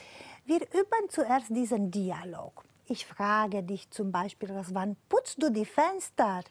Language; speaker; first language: German; non-native, fluent; Romanian